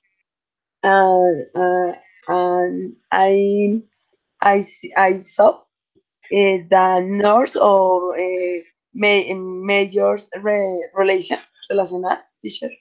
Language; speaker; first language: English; non-native, learner; Spanish